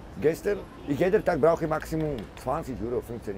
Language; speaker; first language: German; non-native, learner; Czech